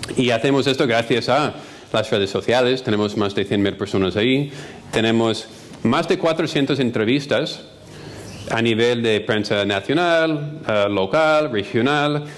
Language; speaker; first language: Spanish; non-native, fluent; English